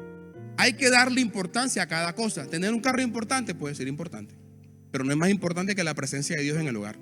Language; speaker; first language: Spanish; native; Spanish